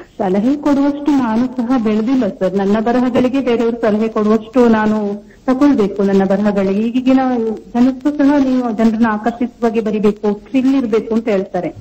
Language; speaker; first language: Kannada; native; Kannada